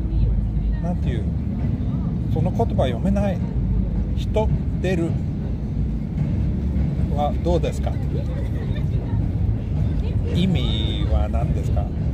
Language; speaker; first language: Japanese; non-native, fluent; Swedish